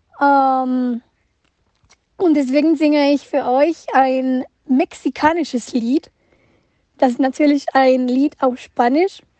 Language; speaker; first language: German; non-native, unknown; Spanish